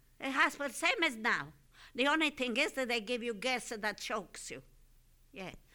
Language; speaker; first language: English; non-native, fluent; Italian